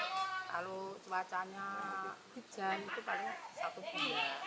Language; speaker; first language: Indonesian; non-native, local second language; Javanese